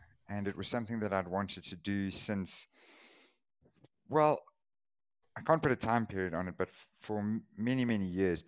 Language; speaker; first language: English; native; English